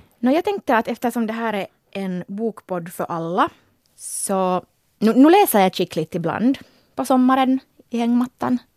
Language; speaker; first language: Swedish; native; Swedish